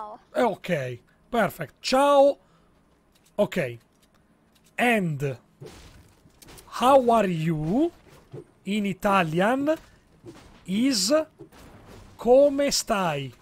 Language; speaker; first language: English; non-native, learner; Italian